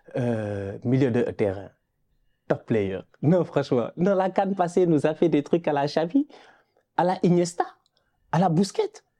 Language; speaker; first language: French; non-native, local second language; Wolof